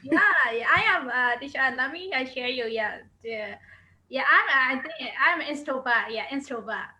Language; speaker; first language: English; non-native, learner; Burmese